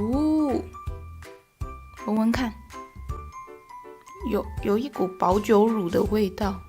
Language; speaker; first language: Chinese; native; Chinese